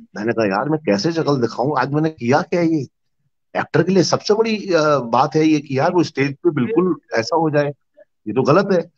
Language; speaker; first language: Hindi; native; Hindi